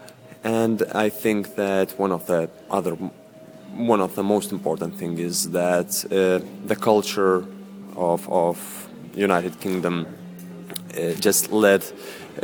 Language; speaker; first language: English; non-native, fluent; Lithuanian